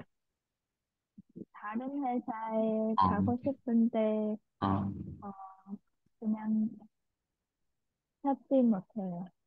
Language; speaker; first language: Korean; non-native, learner; Vietnamese